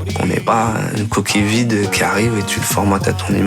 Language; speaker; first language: French; early bilingual, other home language; Kinyarwanda